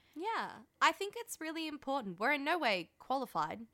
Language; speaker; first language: English; early bilingual, other home language; French